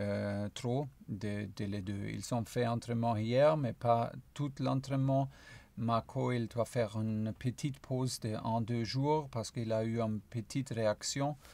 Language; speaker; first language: French; non-native, fluent; German